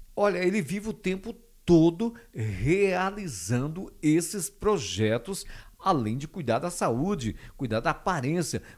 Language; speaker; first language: Portuguese; native; Portuguese